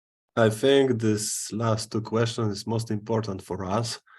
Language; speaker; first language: English; non-native, fluent; Polish